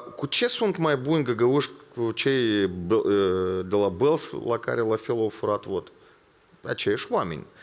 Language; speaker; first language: Romanian; non-native, local second language; Ukrainian